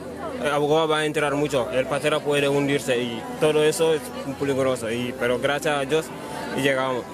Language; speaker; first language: Spanish; non-native, learner; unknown